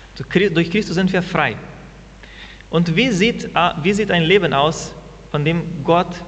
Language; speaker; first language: German; non-native, fluent; Portuguese